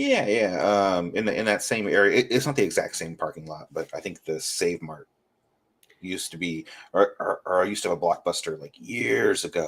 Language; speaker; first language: English; native; English